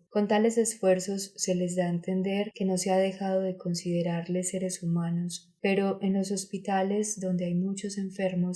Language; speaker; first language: Spanish; native; Spanish